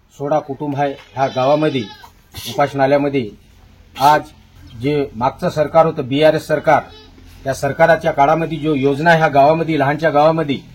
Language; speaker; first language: Marathi; non-native, local second language; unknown